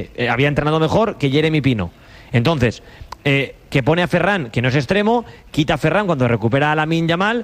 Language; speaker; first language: Spanish; native; Spanish